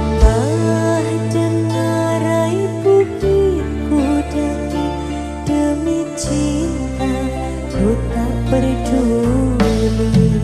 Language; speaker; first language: Indonesian; native; Indonesian